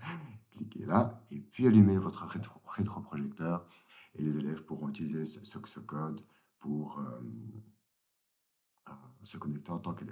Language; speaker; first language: French; native; French